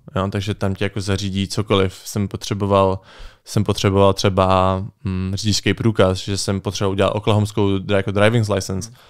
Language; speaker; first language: Czech; native; Czech